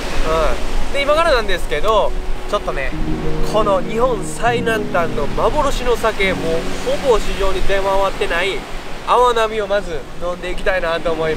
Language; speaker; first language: Japanese; native; Japanese